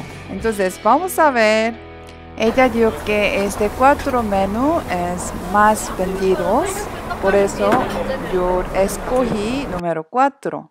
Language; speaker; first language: Spanish; non-native, learner; Korean